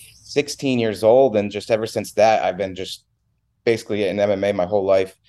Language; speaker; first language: English; native; English